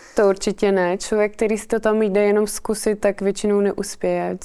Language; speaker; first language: Czech; native; Czech